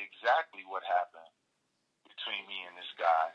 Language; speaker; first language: English; native; English